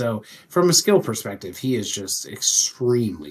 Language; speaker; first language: English; native; English